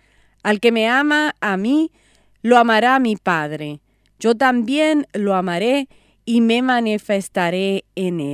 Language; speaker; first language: Spanish; native; Spanish